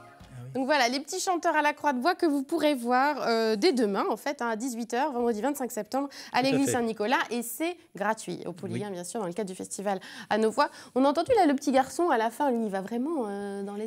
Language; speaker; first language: French; native; French